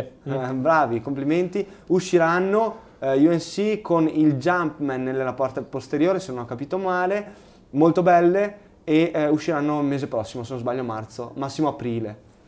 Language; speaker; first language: Italian; native; Italian